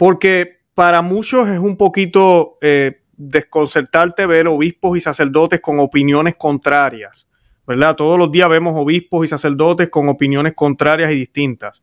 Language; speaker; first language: Spanish; native; Spanish